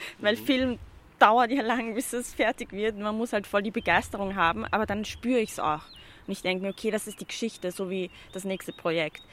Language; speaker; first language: German; early bilingual, other home language; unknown